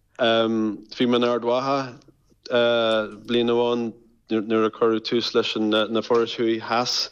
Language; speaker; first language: Irish; non-native, local second language; English